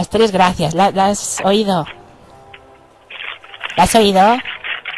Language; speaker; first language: Spanish; native; Spanish